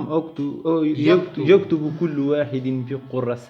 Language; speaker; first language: Arabic; non-native, learner; Urdu